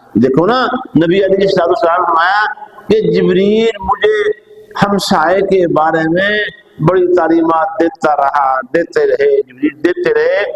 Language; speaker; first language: Urdu; non-native, local second language; Punjabi